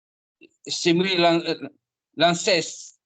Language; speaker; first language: French; non-native, learner; Italian